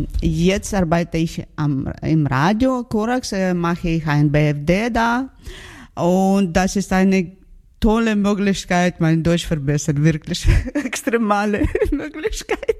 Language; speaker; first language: German; non-native, learner; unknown